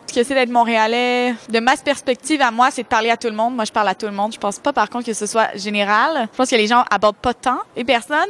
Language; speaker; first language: French; native; French